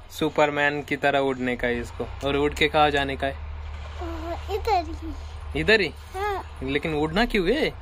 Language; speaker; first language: Hindi; non-native, local second language; Marathi